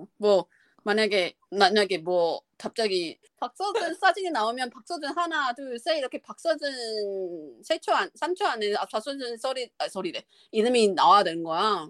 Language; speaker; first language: Korean; non-native, fluent; Chinese